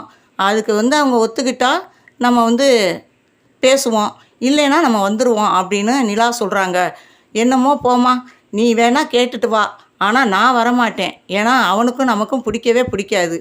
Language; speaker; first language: Tamil; native; Tamil